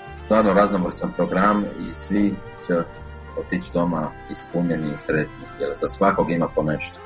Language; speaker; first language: Croatian; native; Croatian